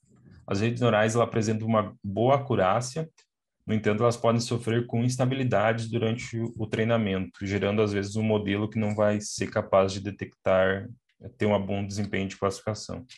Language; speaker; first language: Portuguese; native; Portuguese